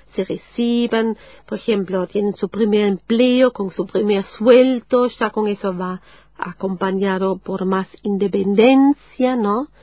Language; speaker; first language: Spanish; non-native, fluent; German